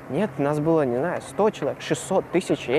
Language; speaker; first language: Russian; native; Russian